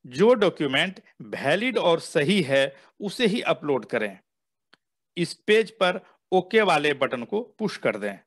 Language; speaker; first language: Hindi; native; Hindi